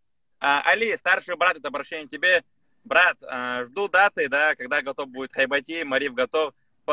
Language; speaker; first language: Russian; native; Russian